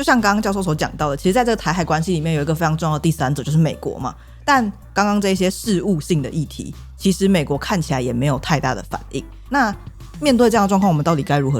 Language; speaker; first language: Chinese; native; Chinese